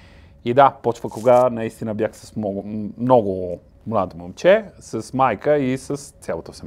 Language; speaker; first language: Bulgarian; non-native, learner; Italian